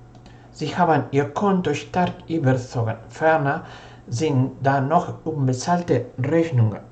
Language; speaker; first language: German; non-native, fluent; Spanish